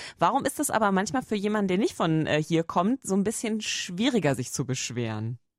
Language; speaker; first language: German; native; German